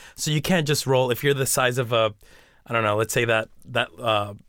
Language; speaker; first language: English; early bilingual, other home language; Spanish